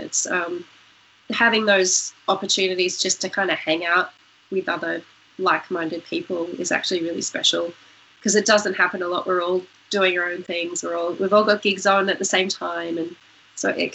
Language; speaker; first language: English; native; English